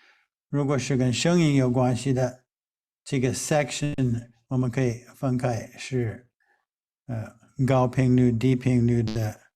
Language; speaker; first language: Chinese; non-native, fluent; English